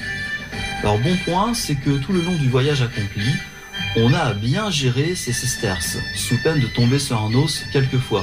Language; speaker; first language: French; native; French